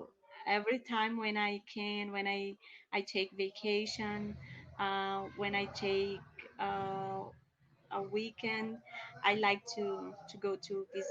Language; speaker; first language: English; non-native, learner; Portuguese